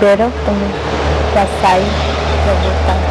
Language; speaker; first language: Portuguese; non-native, local second language; Guarani